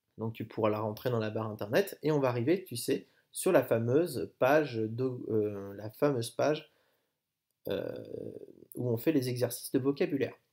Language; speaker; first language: French; native; French